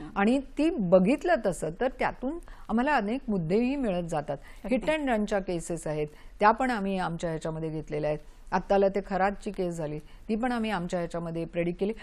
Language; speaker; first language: Marathi; native; Marathi